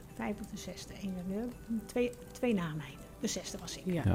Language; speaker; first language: Dutch; early bilingual, other home language; Turkish